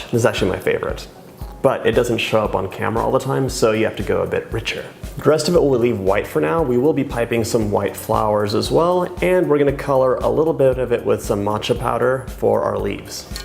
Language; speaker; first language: English; native; English